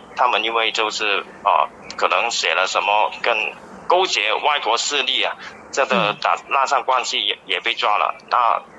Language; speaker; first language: Chinese; non-native, fluent; Cantonese